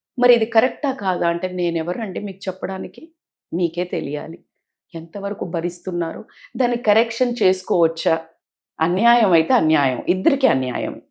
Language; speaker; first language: Telugu; native; Telugu